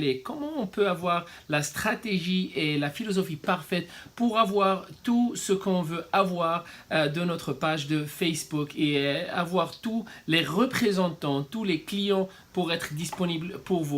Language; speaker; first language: French; non-native, fluent; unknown